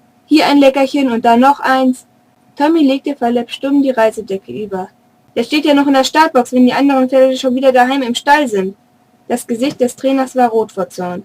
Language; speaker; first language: German; native; German